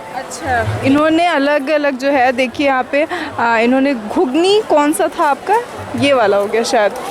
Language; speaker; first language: Hindi; native; Hindi